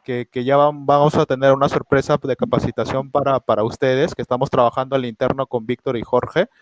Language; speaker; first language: Spanish; native; Spanish